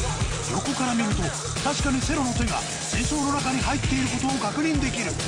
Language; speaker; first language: Japanese; native; Japanese